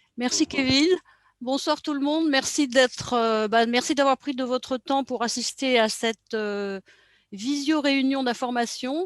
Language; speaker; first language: French; native; French